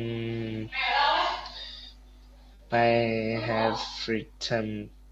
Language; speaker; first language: English; non-native, learner; Vietnamese